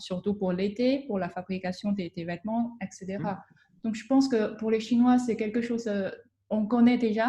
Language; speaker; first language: French; non-native, fluent; Chinese